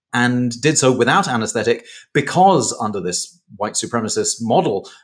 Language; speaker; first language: English; native; English